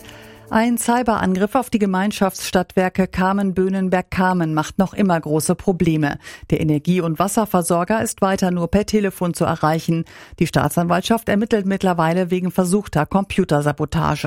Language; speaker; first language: German; native; German